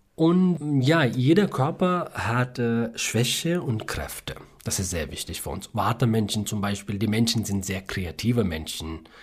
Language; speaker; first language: German; non-native, learner; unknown